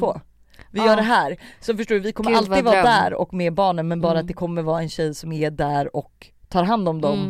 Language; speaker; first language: Swedish; native; Swedish